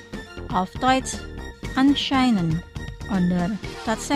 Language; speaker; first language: German; non-native, fluent; Indonesian